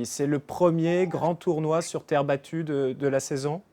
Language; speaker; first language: French; native; French